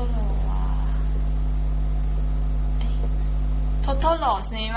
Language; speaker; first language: Japanese; non-native, learner; Chinese